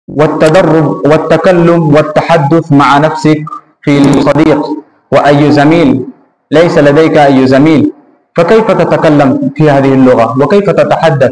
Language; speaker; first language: Arabic; non-native, fluent; Urdu